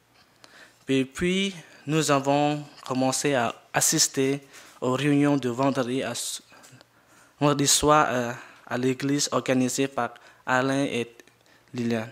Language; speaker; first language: French; non-native, learner; Jarai